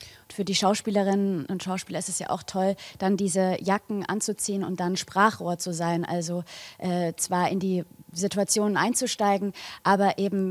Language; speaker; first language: German; native; German